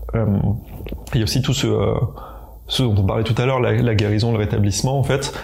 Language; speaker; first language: French; native; French